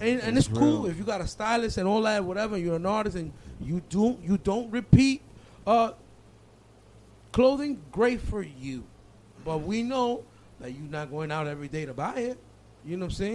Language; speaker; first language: English; early bilingual, other home language; Spanish